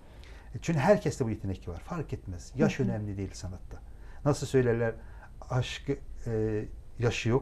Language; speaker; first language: Turkish; non-native, local second language; Azerbaijani